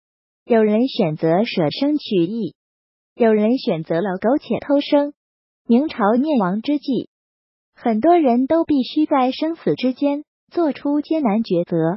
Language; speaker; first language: Chinese; native; Chinese